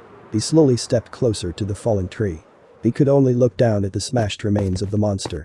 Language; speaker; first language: English; native; English